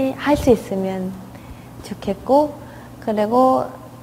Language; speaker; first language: Korean; non-native, fluent; Thai